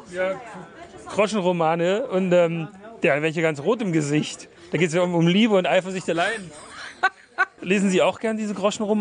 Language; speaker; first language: German; native; German